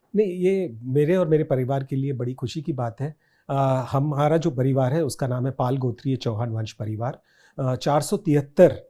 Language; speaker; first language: Hindi; non-native, local second language; Gujarati